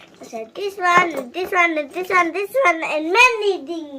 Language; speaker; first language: English; non-native, learner; Thai